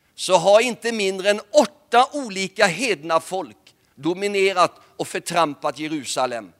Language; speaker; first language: Swedish; native; Swedish